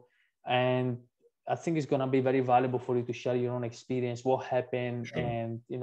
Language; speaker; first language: English; non-native, fluent; Italian